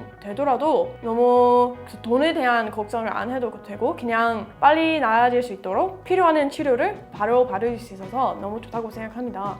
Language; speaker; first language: Korean; non-native, fluent; English